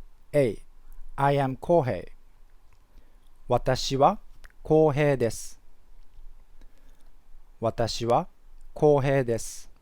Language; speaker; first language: Japanese; non-native, fluent; English